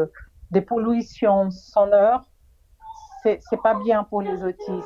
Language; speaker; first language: French; non-native, fluent; Portuguese